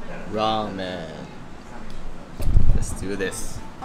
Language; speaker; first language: English; non-native, fluent; Japanese